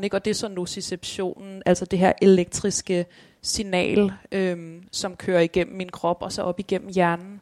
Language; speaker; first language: Danish; native; Danish